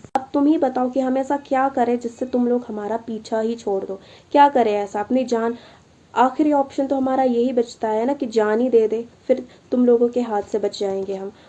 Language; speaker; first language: Hindi; non-native, local second language; Assamese